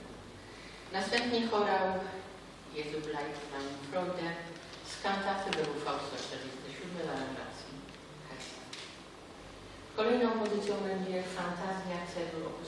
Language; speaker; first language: Polish; native; Polish